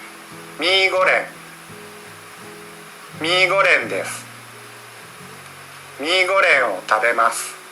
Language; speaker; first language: Japanese; non-native, learner; Indonesian